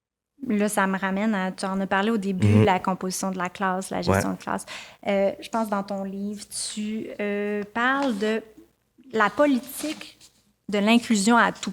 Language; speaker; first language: French; native; French